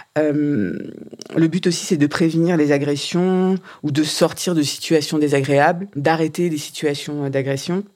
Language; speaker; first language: French; native; French